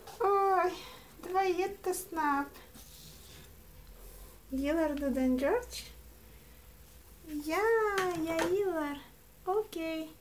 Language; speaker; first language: Swedish; non-native, learner; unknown